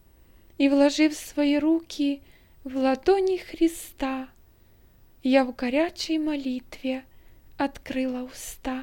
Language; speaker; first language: Russian; native; Russian